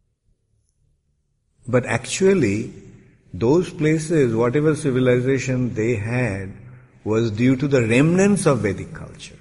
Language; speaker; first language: English; non-native, local second language; Bangla